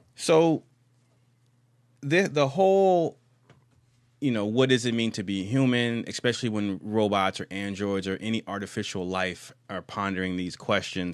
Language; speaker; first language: English; native; English